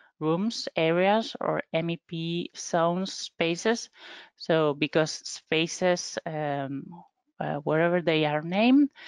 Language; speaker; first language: English; non-native, fluent; Spanish